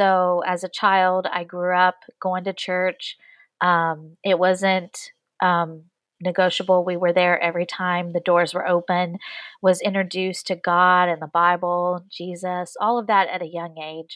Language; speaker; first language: English; native; English